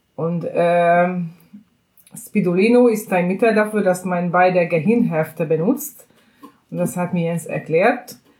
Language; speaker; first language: German; non-native, fluent; Hungarian